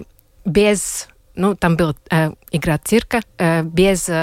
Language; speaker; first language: Russian; non-native, local second language; Latvian